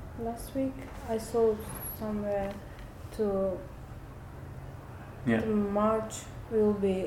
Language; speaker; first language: English; non-native, learner; Bulgarian